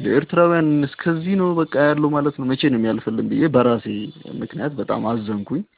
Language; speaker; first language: Amharic; non-native, fluent; Tigrinya